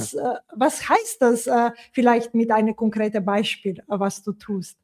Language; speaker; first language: German; non-native, fluent; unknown